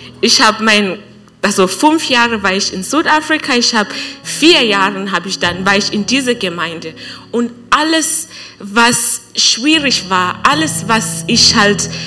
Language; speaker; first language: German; non-native, learner; English